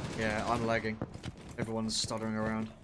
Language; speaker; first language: English; native; English